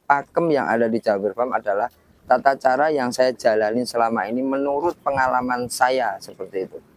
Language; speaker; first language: Indonesian; native; Indonesian